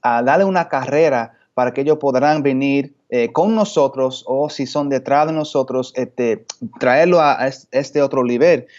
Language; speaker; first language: Spanish; early bilingual, heritage; Spanish